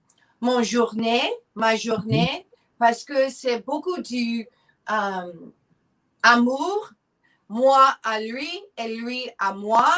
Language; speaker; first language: French; non-native, learner; English